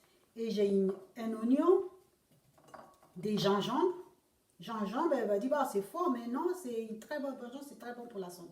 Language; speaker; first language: French; non-native, learner; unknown